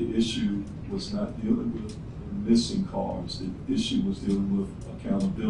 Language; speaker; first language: English; native; English